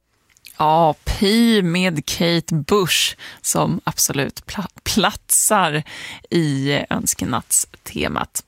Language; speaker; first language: Swedish; native; Swedish